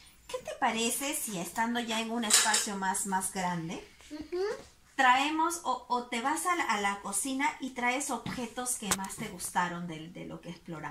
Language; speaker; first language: Spanish; native; Spanish